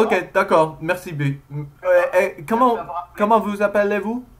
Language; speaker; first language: French; non-native, learner; English